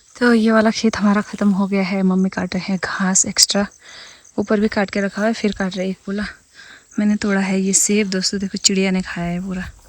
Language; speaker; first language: Hindi; non-native, local second language; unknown